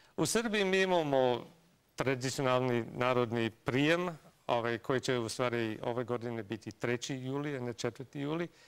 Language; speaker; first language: Serbian; non-native, fluent; English